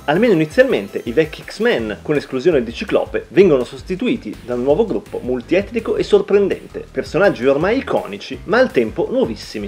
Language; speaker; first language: Italian; native; Italian